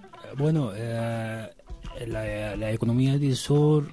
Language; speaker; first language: Spanish; non-native, learner; Arabic